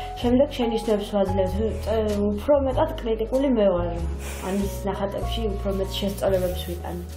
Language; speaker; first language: Georgian; native; Georgian